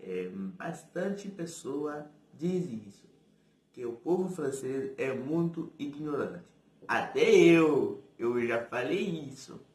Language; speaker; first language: Portuguese; non-native, fluent; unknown